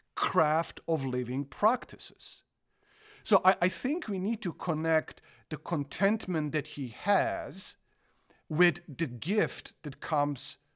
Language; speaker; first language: English; non-native, fluent; Croatian